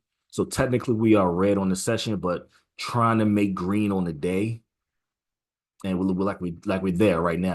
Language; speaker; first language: English; native; English